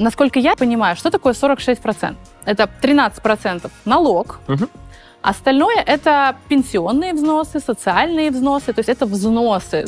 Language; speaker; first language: Russian; native; Russian